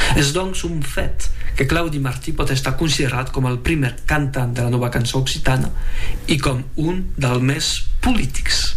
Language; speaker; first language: Catalan; non-native, fluent; French